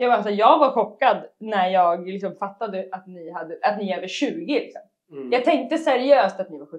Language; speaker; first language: Swedish; native; Swedish